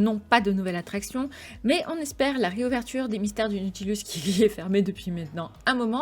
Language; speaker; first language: French; native; French